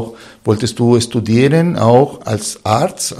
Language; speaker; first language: German; non-native, fluent; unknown